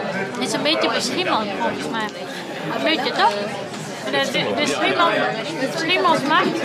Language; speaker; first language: Dutch; non-native, fluent; Indonesian